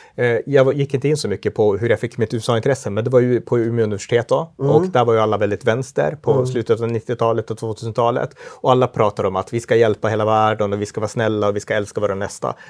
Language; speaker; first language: Swedish; native; Swedish